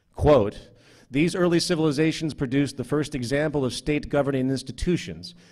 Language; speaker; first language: English; native; English